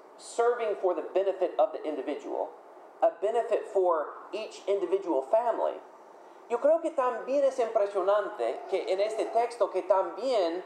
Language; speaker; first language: Spanish; non-native, fluent; English